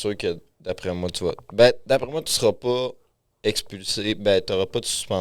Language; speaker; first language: French; native; French